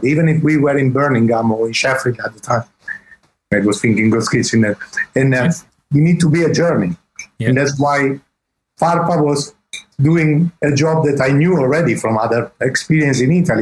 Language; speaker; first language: English; non-native, fluent; Italian